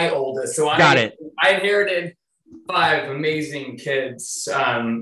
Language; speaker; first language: English; native; English